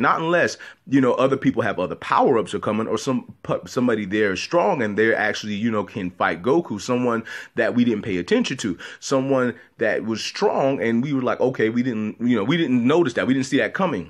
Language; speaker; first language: English; native; English